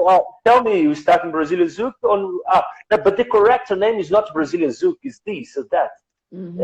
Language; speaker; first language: English; non-native, learner; Portuguese